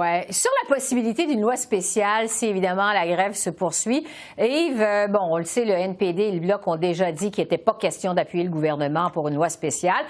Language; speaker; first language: French; native; French